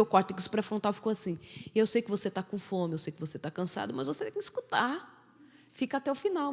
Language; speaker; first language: Portuguese; native; Portuguese